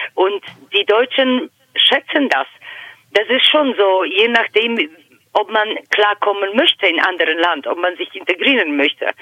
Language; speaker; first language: German; non-native, fluent; Polish